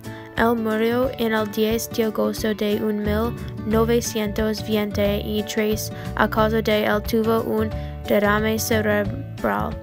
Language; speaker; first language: Spanish; non-native, learner; English